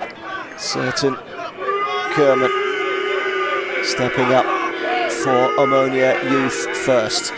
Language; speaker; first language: English; native; English